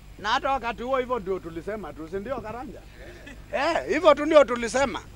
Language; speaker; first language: Swahili; non-native, local second language; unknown